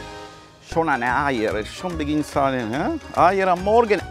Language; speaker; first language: German; non-native, fluent; Italian